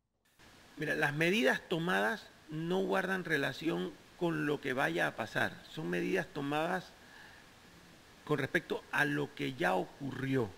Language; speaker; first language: Spanish; native; Spanish